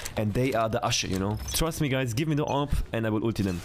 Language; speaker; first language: English; non-native, fluent; German